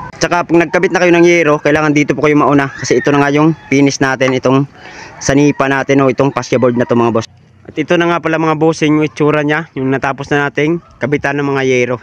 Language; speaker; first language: Filipino; non-native, local second language; Cebuano